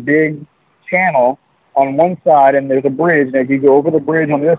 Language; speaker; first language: English; native; English